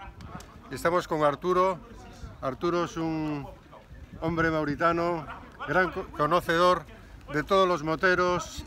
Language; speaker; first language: Spanish; native; Spanish